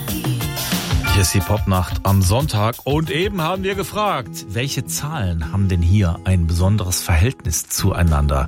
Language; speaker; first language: German; native; German